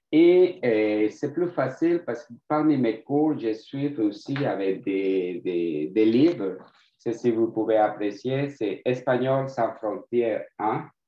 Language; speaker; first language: French; non-native, fluent; Spanish